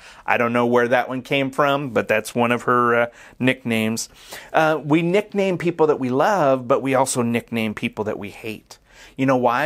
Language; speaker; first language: English; native; English